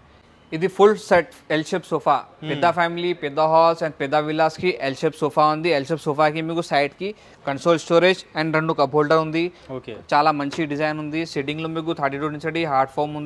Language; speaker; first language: Telugu; non-native, local second language; Urdu